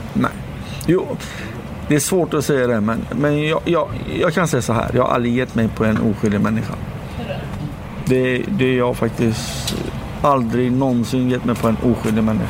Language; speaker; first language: Swedish; early bilingual, other home language; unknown